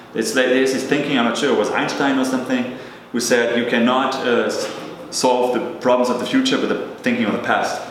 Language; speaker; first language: English; non-native, fluent; German